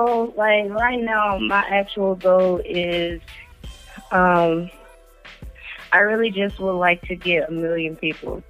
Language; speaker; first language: English; native; English